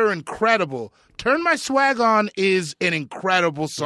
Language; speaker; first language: English; native; English